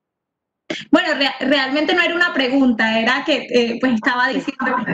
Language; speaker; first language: Spanish; native; Spanish